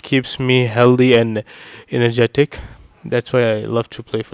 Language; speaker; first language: English; non-native, learner; Urdu